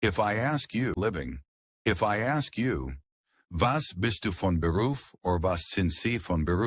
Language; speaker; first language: German; non-native, learner; English